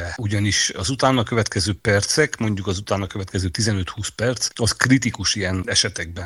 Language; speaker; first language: Hungarian; native; Hungarian